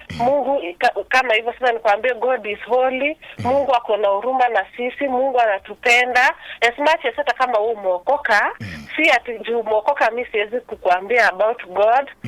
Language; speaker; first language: Swahili; non-native, local second language; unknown